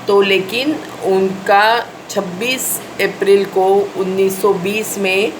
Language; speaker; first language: Hindi; non-native, local second language; Marathi